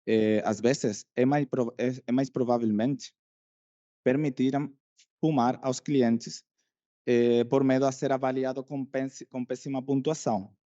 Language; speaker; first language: Portuguese; non-native, fluent; Spanish